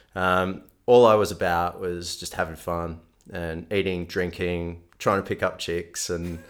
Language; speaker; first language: English; native; English